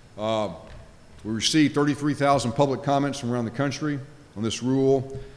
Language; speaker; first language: English; native; English